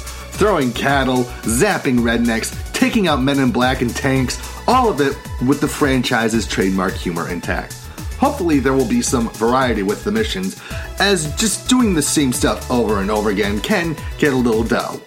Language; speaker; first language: English; native; English